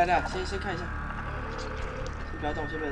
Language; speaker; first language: Chinese; native; Chinese